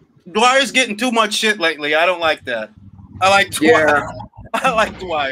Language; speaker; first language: English; native; English